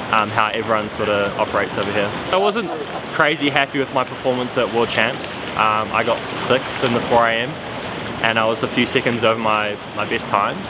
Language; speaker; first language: English; native; English